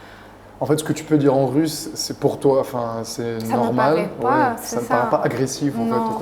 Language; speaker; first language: French; native; French